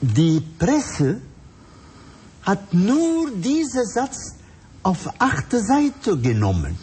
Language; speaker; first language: German; non-native, fluent; Arabic